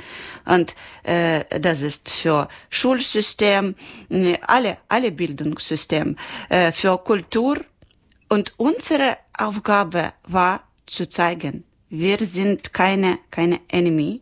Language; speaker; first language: German; non-native, learner; Ukrainian